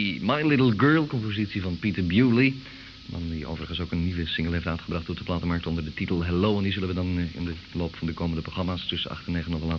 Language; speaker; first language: Dutch; native; Dutch